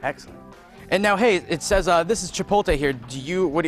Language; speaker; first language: English; native; English